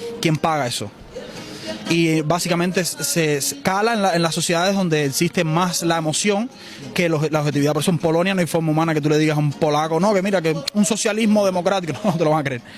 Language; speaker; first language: Spanish; native; Spanish